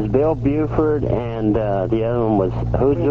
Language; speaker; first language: English; native; English